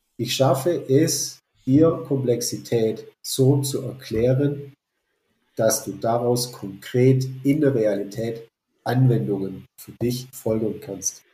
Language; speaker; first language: German; native; German